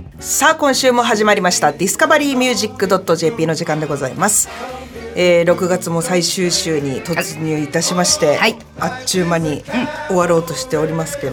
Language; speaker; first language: Japanese; native; Japanese